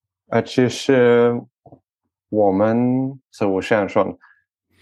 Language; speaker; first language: Chinese; non-native, learner; French